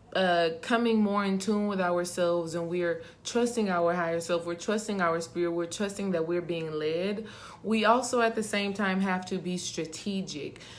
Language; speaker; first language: English; native; English